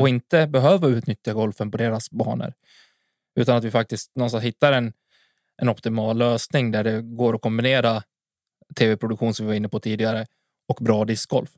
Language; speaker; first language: Swedish; native; Swedish